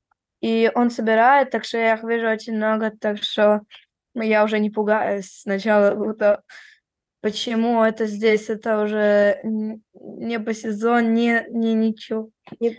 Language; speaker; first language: Russian; early bilingual, heritage; Russian